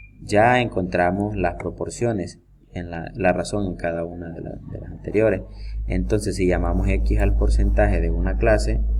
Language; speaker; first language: Spanish; native; Spanish